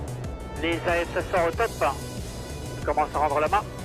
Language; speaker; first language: French; native; French